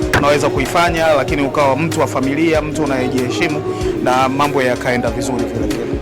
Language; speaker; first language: Swahili; native; Swahili